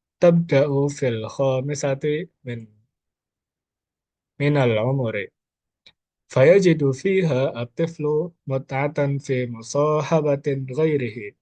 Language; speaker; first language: Arabic; non-native, learner; Indonesian